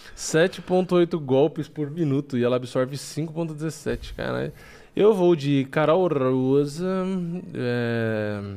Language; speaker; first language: Portuguese; native; Portuguese